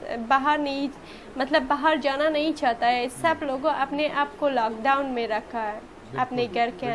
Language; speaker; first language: Hindi; non-native, learner; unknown